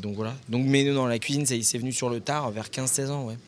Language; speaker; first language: French; native; French